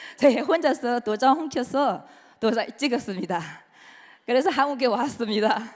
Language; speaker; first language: Korean; non-native, fluent; Chinese